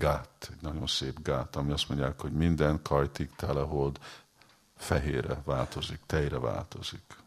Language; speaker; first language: Hungarian; early bilingual, heritage; Hungarian